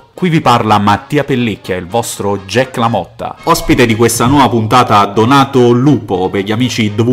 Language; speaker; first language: Italian; native; Italian